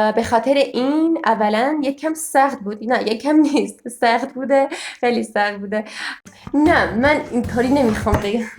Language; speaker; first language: Persian; non-native, fluent; Armenian